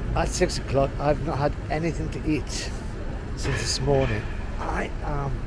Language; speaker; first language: English; native; English